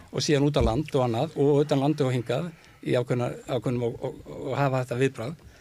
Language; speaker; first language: Icelandic; native; Icelandic